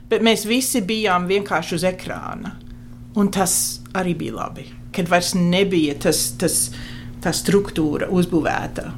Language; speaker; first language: Latvian; early bilingual, heritage; Latvian